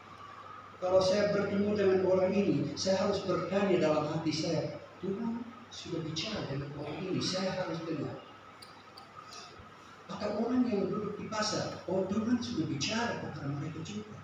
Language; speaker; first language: Indonesian; non-native, fluent; English